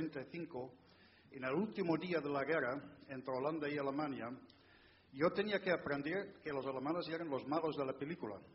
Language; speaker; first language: Spanish; non-native, fluent; Dutch